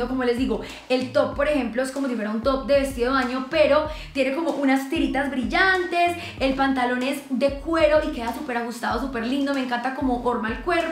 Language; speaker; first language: Spanish; native; Spanish